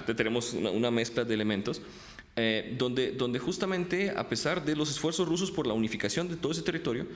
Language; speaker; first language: Spanish; early bilingual, other home language; Russian